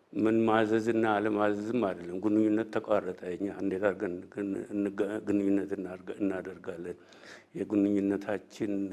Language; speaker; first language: Amharic; non-native, local second language; Oromo